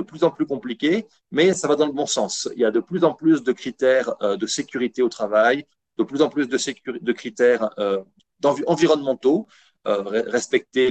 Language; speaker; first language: French; native; French